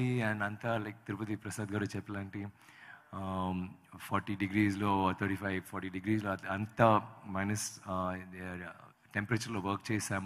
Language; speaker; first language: Telugu; non-native, learner; Tamil